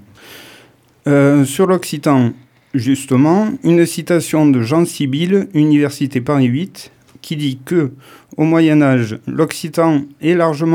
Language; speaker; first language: French; native; French